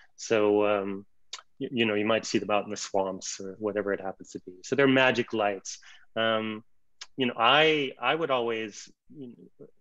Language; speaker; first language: English; native; English